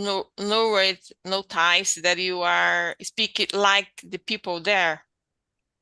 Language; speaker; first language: English; non-native, learner; Portuguese